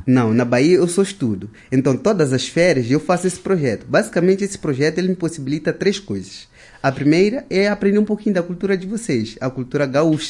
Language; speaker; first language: Portuguese; non-native, local second language; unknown